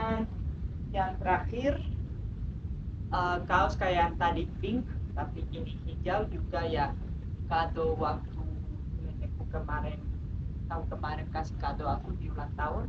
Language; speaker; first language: Indonesian; non-native, fluent; Spanish